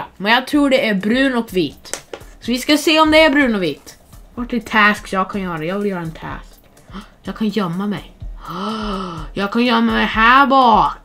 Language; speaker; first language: Swedish; non-native, fluent; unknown